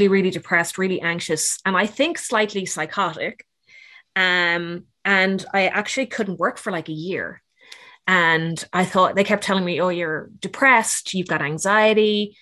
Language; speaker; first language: English; native; English